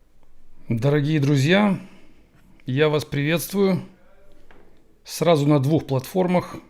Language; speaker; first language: Russian; native; Russian